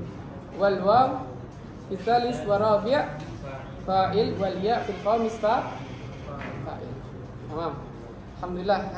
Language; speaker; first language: Arabic; non-native, fluent; Indonesian